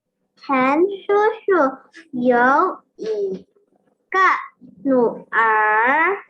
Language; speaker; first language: Chinese; non-native, learner; Indonesian